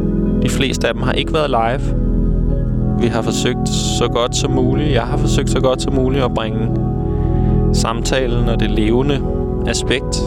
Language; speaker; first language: Danish; native; Danish